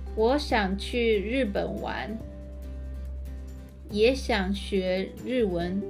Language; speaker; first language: Chinese; early bilingual, heritage; Chinese